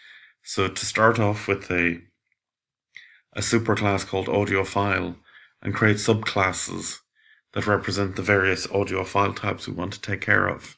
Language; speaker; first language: English; native; English